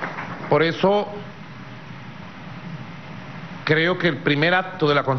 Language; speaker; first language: Spanish; native; Spanish